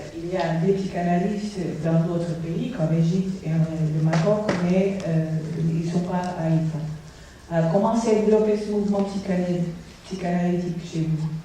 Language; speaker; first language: French; non-native, fluent; Portuguese